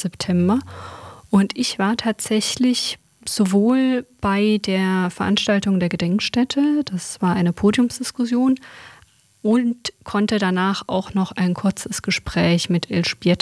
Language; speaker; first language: German; native; German